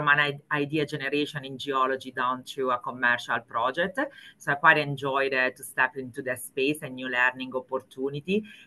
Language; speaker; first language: English; non-native, fluent; Italian